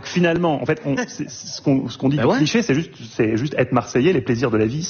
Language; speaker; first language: French; native; French